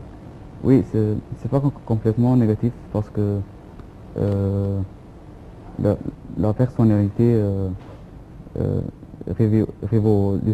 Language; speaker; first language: French; non-native, fluent; Arabic